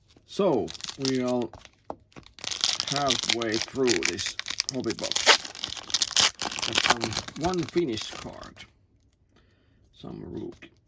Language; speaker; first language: English; non-native, learner; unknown